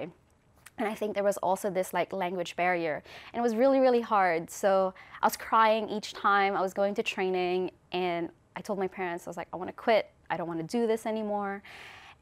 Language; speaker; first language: English; non-native, local second language; Filipino